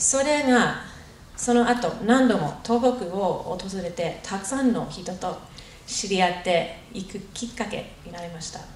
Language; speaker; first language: Japanese; non-native, fluent; English